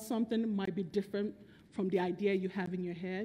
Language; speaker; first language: English; non-native, local second language; Igbo